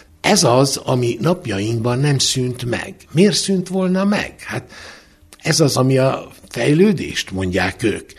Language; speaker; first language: Hungarian; native; Hungarian